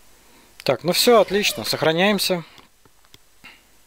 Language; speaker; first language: Russian; native; Russian